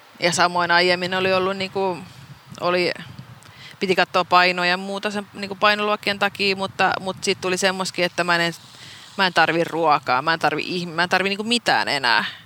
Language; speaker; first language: Finnish; non-native, local second language; Swedish